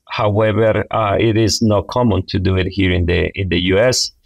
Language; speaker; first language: English; non-native, fluent; Spanish